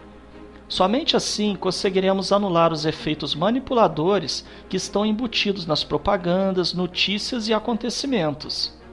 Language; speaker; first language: Portuguese; native; Portuguese